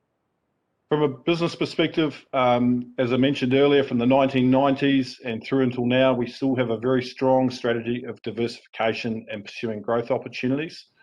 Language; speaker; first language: English; native; English